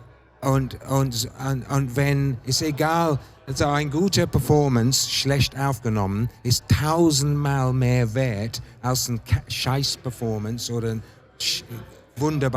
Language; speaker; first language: German; non-native, fluent; English